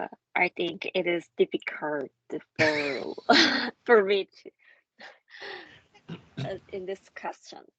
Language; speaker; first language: English; non-native, learner; Korean